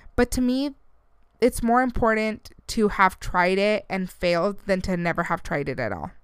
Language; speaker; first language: English; early bilingual, other home language; Spanish